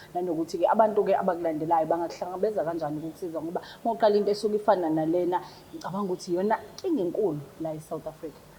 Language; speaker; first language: Zulu; native; Zulu